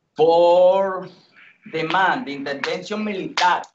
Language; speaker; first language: English; non-native, learner; Spanish